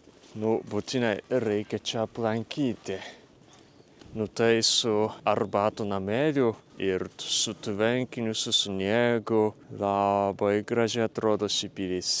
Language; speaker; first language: Lithuanian; non-native, fluent; Japanese